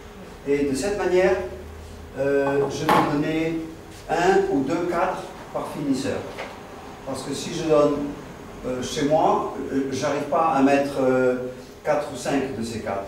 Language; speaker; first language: French; non-native, fluent; Dutch